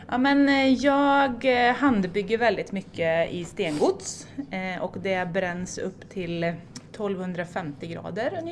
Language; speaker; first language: Swedish; native; Swedish